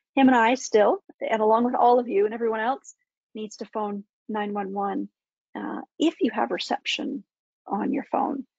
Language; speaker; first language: English; native; English